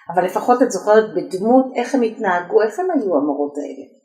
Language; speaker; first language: Hebrew; native; Hebrew